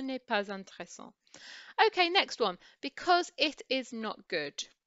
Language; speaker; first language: French; non-native, fluent; English